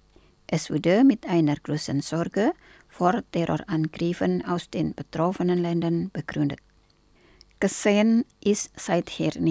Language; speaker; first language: German; non-native, fluent; Indonesian